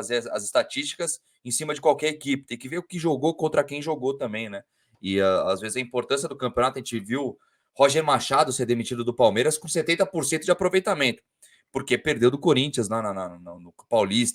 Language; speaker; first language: Portuguese; native; Portuguese